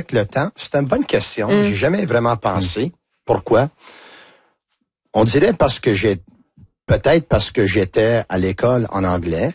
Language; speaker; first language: French; non-native, local second language; Italian